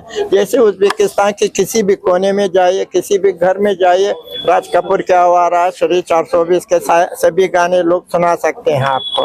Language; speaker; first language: Hindi; non-native, fluent; Uzbek